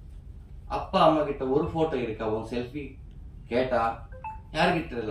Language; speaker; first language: Tamil; non-native, learner; Telugu